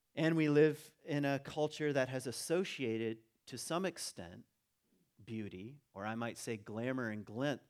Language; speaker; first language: English; native; English